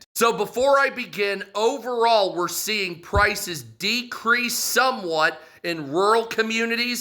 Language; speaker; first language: English; native; English